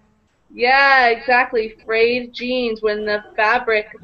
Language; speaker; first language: English; native; English